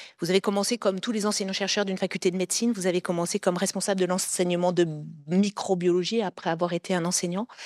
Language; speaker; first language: French; native; French